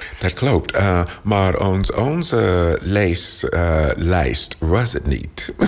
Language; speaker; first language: Dutch; non-native, learner; English